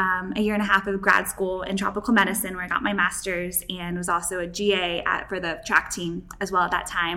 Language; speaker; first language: English; native; English